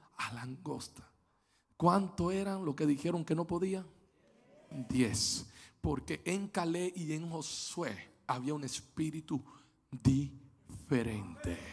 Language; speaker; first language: Spanish; native; Spanish